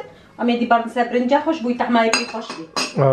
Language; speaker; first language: German; non-native, learner; Central Kurdish